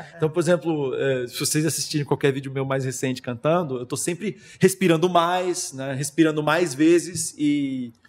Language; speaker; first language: Portuguese; non-native, fluent; German